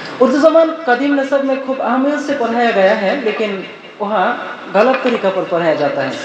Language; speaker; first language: Urdu; non-native, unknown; Bangla